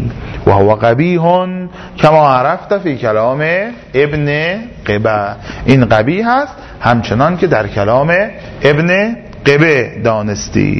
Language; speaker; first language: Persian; native; Persian